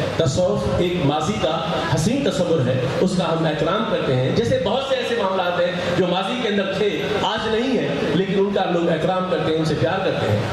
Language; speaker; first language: Urdu; non-native, local second language; Sindhi